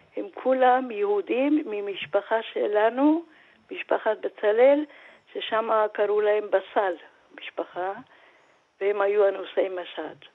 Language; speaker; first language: Hebrew; non-native, fluent; Persian